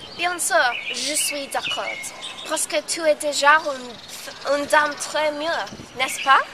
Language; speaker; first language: French; non-native, learner; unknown